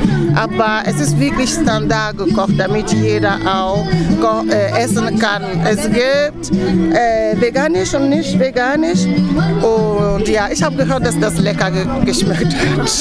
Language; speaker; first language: German; non-native, fluent; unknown